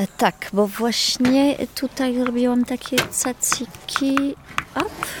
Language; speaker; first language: Polish; non-native, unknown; French